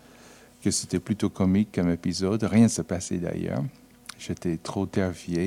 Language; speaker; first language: French; non-native, fluent; English